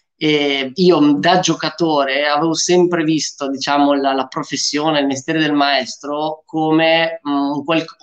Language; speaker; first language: Italian; early bilingual, other home language; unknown